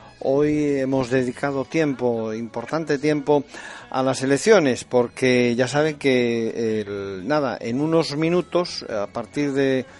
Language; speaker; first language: Spanish; native; Spanish